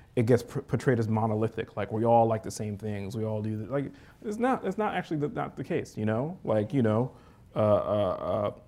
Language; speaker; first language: English; early bilingual, other home language; Haitian Creole